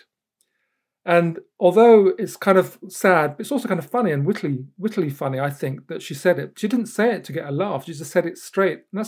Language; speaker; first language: English; native; English